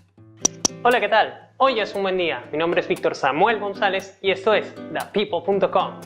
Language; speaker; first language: Spanish; native; Spanish